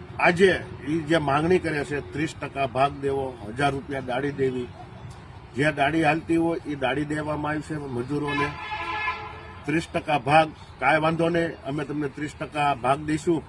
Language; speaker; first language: Gujarati; native; Gujarati